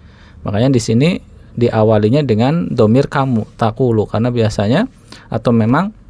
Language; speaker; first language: Indonesian; native; Indonesian